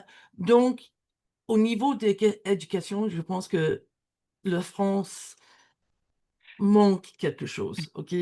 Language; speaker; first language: French; non-native, learner; English